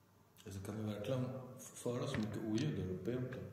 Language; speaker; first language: Swedish; native; Swedish